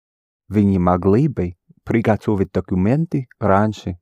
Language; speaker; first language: Russian; non-native, learner; English